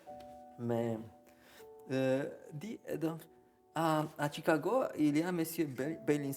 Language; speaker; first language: French; non-native, fluent; Romanian